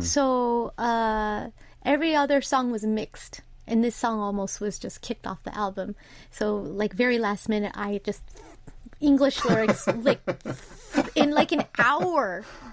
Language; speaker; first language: English; early bilingual, other home language; Korean